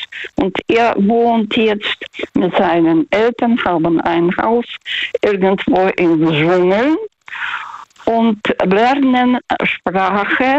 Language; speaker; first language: German; non-native, fluent; Russian